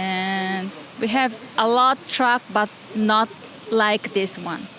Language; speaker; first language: English; non-native, learner; Japanese